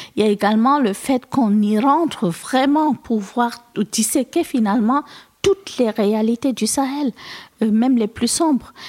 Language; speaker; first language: French; non-native, local second language; Fula